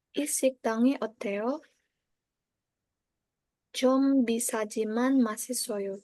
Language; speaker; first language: Korean; non-native, learner; Indonesian